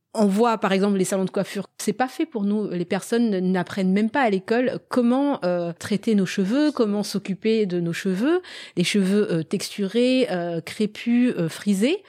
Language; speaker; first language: French; native; French